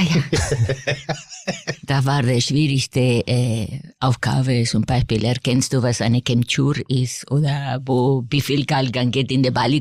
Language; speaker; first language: German; non-native, fluent; Spanish